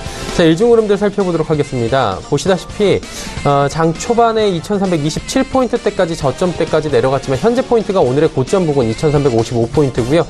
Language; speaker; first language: Korean; native; Korean